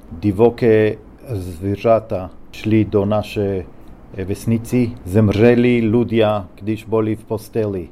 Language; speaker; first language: Czech; non-native, learner; Hebrew